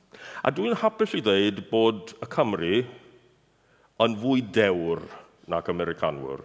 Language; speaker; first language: Welsh; non-native, fluent; English